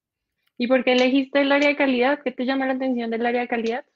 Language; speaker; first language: Spanish; native; Spanish